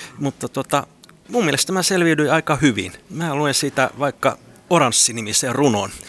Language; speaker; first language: Finnish; native; Finnish